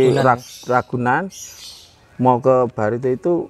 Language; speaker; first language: Indonesian; native; Indonesian